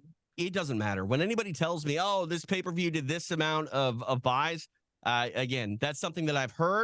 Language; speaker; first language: English; native; English